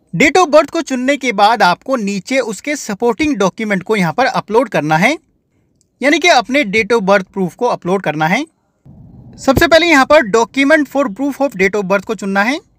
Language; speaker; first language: Hindi; native; Hindi